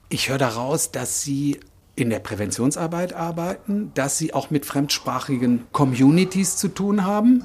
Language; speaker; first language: German; native; German